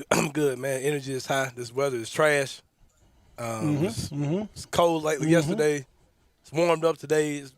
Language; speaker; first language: English; native; English